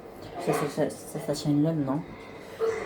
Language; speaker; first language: French; native; French